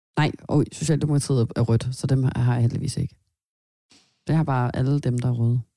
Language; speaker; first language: Danish; native; Danish